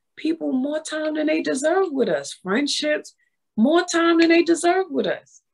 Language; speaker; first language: English; native; English